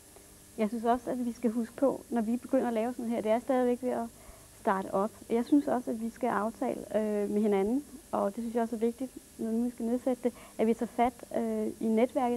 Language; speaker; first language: Danish; native; Danish